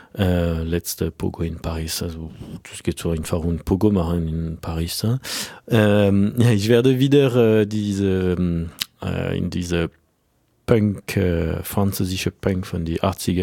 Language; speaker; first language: German; non-native, fluent; French